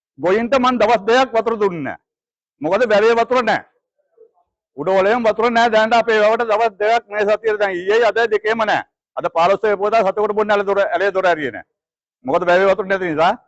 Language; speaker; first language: Sinhala; native; Sinhala